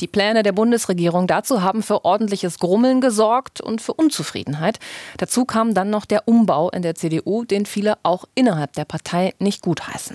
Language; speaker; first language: German; native; German